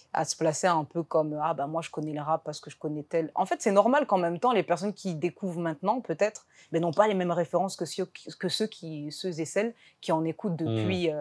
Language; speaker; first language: French; native; French